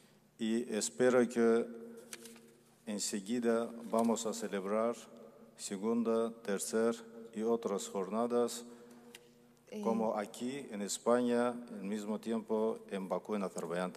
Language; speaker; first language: Spanish; non-native, learner; Azerbaijani